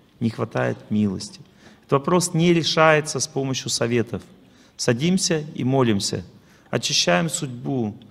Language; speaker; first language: Russian; native; Russian